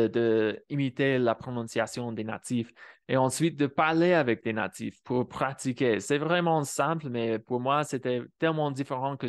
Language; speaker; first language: French; non-native, fluent; English